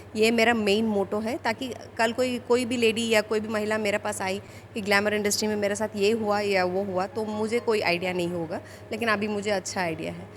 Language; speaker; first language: Hindi; non-native, local second language; Telugu